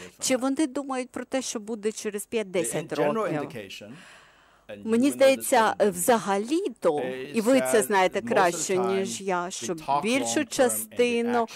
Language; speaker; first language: Ukrainian; non-native, fluent; English